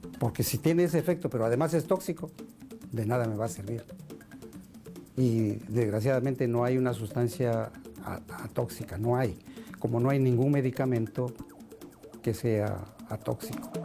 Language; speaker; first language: Spanish; native; Spanish